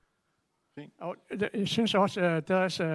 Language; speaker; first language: Danish; non-native, local second language; Kalaallisut